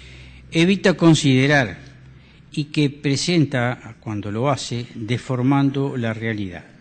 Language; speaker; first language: Spanish; native; Spanish